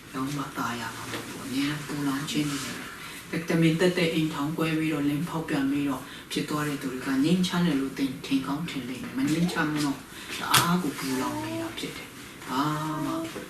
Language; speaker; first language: Burmese; non-native, local second language; Hakha Chin